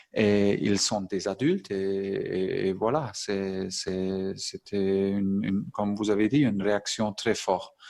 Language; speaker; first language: French; non-native, fluent; German